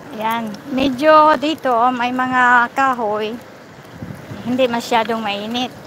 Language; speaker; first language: Filipino; non-native, local second language; Cebuano